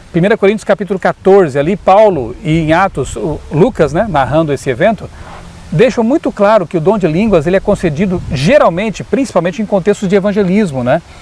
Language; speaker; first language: Portuguese; native; Portuguese